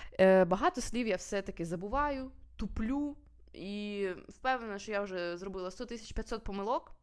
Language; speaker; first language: Ukrainian; native; Ukrainian